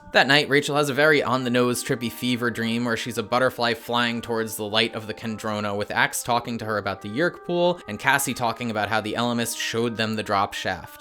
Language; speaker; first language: English; native; English